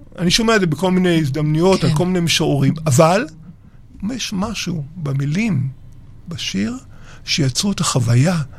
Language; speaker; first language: Hebrew; early bilingual, other home language; Spanish